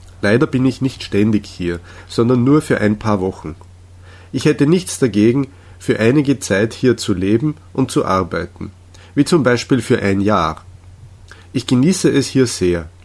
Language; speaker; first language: German; non-native, fluent; Czech